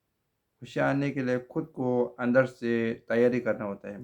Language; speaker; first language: Hindi; non-native, local second language; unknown